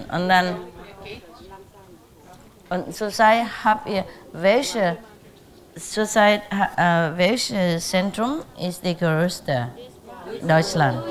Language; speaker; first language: German; non-native, learner; Vietnamese